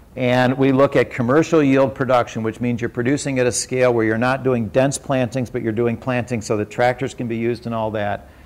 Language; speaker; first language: English; native; English